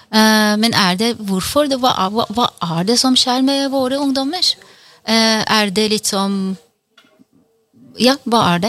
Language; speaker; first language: Norwegian; non-native, fluent; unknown